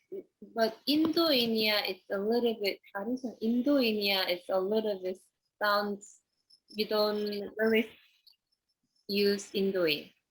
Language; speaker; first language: English; non-native, fluent; Korean